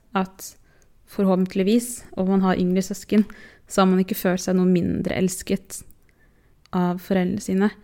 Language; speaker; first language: Norwegian; early bilingual, other home language; Tigrinya